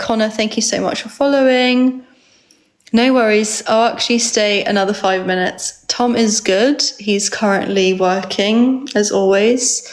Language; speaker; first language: English; early bilingual, other home language; Georgian